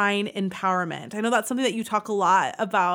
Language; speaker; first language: English; native; English